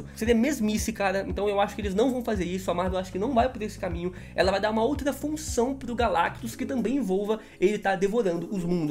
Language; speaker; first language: Portuguese; native; Portuguese